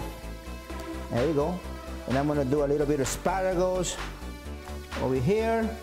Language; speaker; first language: English; non-native, fluent; Spanish